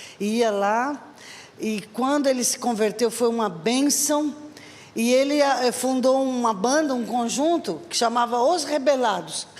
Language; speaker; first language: Portuguese; native; Portuguese